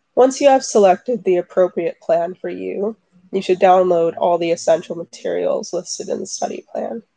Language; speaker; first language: English; native; English